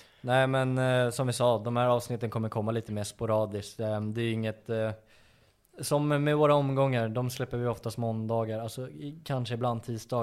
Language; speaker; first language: Swedish; native; Swedish